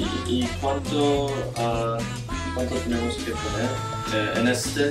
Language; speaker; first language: Spanish; non-native, learner; English